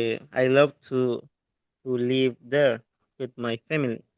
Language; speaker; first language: English; non-native, learner; Spanish